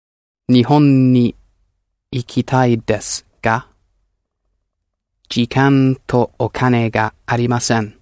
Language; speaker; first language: Japanese; non-native, learner; English